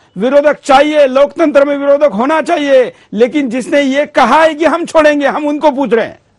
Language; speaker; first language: Hindi; non-native, local second language; Marathi